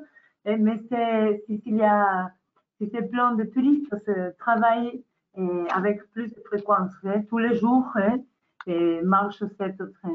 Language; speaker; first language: French; non-native, learner; Spanish